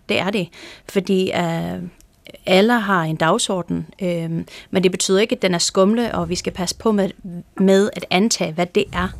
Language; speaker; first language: Danish; non-native, fluent; English